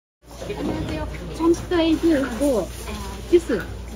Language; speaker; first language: Korean; non-native, learner; Japanese